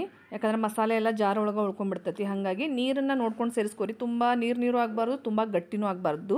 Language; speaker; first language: Kannada; native; Kannada